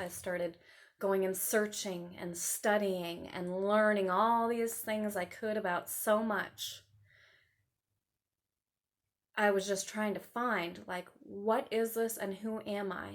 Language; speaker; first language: English; native; English